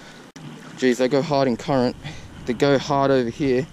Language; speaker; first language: English; native; English